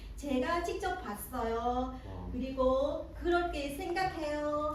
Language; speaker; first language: Korean; non-native, fluent; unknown